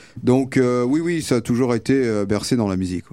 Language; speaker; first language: French; native; French